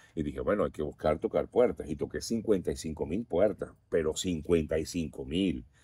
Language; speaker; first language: Spanish; native; Spanish